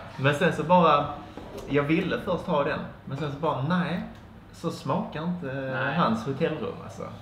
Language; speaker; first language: Swedish; native; Swedish